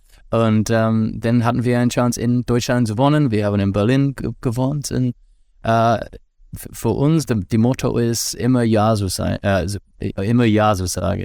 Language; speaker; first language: German; non-native, fluent; English